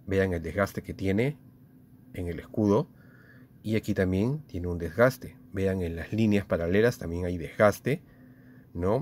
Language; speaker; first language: Spanish; native; Spanish